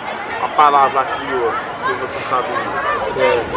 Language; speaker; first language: Portuguese; non-native, learner; Haitian Creole